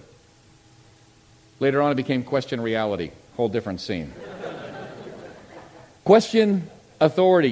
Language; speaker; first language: English; native; English